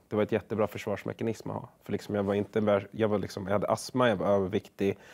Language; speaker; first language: Swedish; early bilingual, other home language; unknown